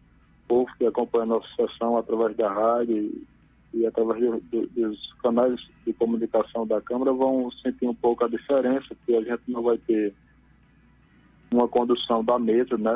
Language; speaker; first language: Portuguese; native; Portuguese